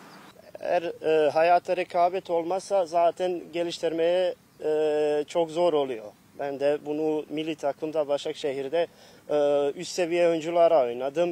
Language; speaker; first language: Turkish; non-native, fluent; Bosnian